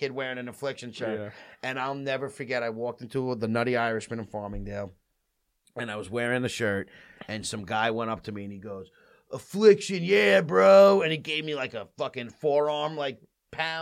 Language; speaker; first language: English; native; English